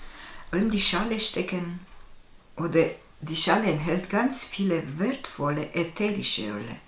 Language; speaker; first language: German; non-native, fluent; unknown